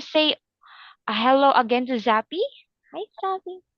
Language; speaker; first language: English; non-native, local second language; Filipino